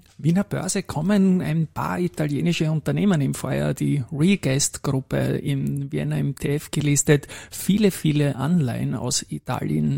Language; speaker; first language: German; native; German